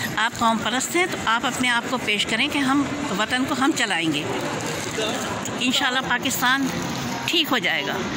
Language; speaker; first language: Urdu; native; Urdu